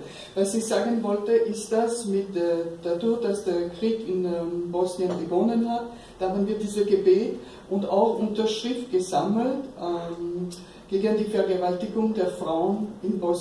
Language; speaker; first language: German; non-native, fluent; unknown